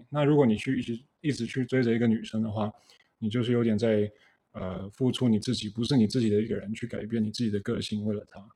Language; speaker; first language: Chinese; early bilingual, heritage; Chinese